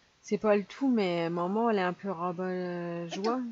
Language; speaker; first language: French; native; French